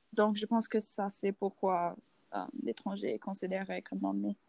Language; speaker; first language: French; non-native, learner; English